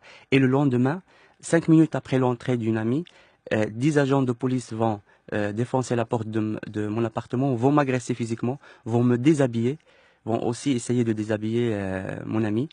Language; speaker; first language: French; non-native, local second language; Arabic